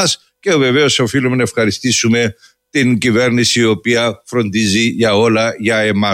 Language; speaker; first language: Greek; native; Greek